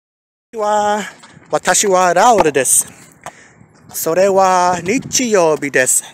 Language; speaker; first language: Japanese; non-native, learner; English